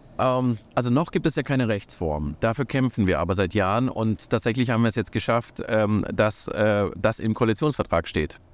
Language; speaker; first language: German; early bilingual, other home language; Russian